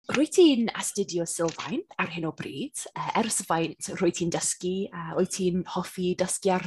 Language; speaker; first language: Welsh; non-native, learner; English